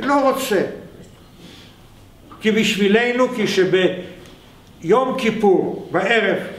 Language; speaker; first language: Hebrew; non-native, fluent; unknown